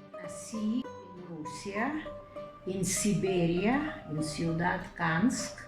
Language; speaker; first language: Spanish; non-native, fluent; Lithuanian